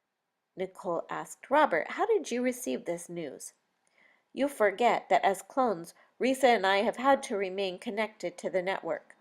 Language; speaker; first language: English; native; English